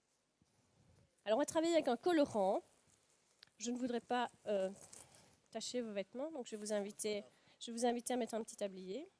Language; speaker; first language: French; native; French